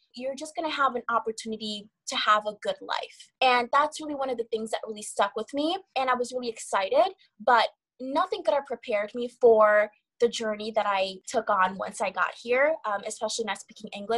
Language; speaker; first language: English; early bilingual, other home language; Kabuverdianu